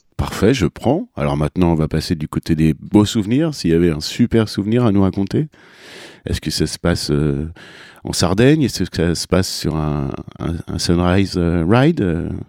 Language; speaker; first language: French; native; French